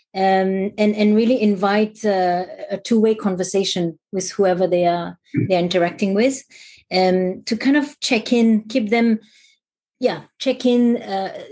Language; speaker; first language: English; non-native, fluent; French